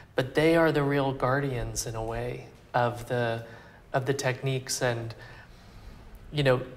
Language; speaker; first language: English; native; English